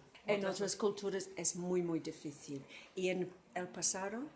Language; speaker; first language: Spanish; non-native, fluent; English